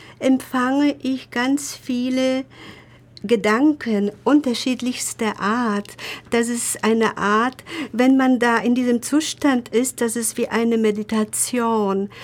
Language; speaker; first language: German; non-native, fluent; Polish